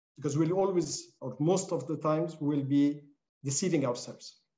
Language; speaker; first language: English; non-native, fluent; Arabic